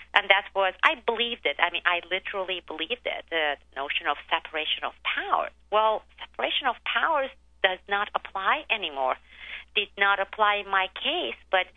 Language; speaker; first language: English; non-native, fluent; Turkish